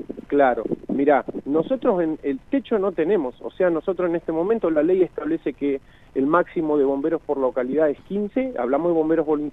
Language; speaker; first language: Spanish; native; Spanish